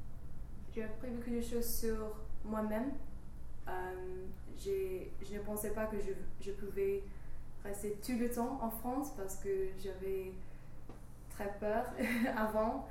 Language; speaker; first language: French; non-native, fluent; English